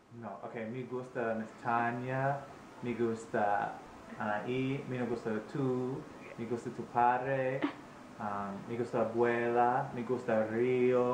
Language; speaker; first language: Spanish; non-native, learner; English